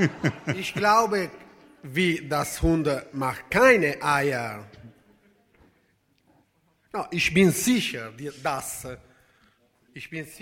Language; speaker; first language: German; non-native, learner; Italian